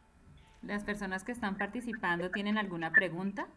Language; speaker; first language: Spanish; native; Spanish